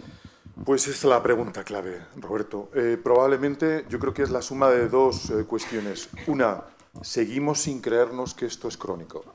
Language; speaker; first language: Spanish; native; Spanish